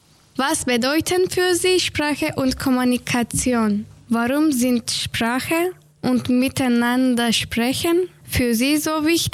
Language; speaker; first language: German; non-native, learner; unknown